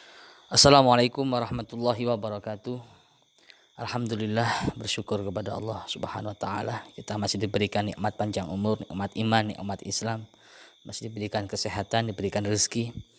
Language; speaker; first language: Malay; non-native, local second language; Javanese